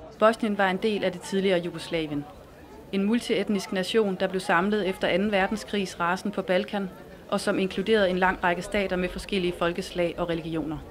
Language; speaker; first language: Danish; native; Danish